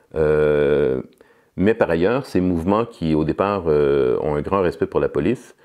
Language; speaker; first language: French; native; French